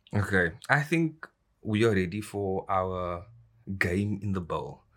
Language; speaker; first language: English; native; English